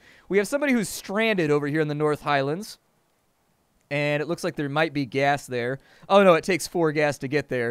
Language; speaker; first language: English; native; English